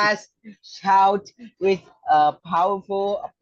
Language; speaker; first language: English; non-native, learner; Vietnamese